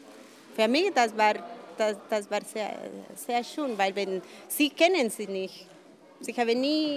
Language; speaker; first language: German; non-native, learner; Spanish